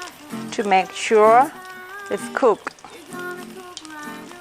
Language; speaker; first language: English; non-native, fluent; Thai